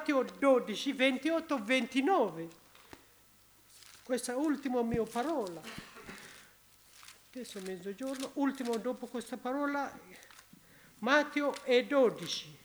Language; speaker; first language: Italian; non-native, learner; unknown